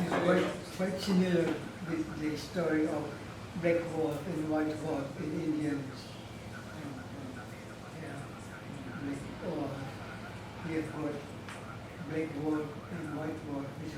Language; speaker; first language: English; non-native, learner; Indonesian